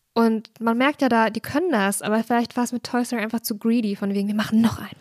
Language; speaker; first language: German; native; German